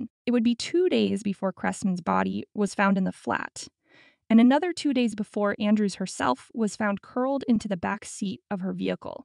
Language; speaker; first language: English; native; English